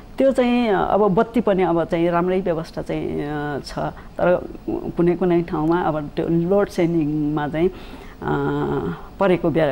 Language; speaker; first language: Nepali; non-native, local second language; Newari